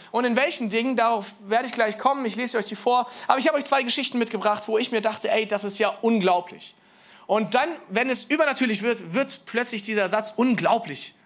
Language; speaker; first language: German; native; German